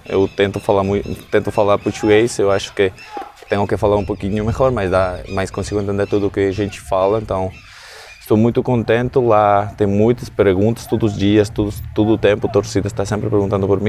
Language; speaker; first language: Portuguese; non-native, learner; Spanish